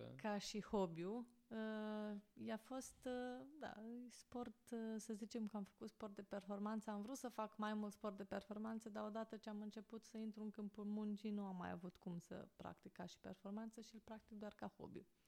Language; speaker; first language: Romanian; native; Romanian